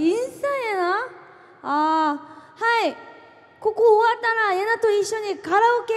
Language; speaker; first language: Japanese; non-native, learner; Korean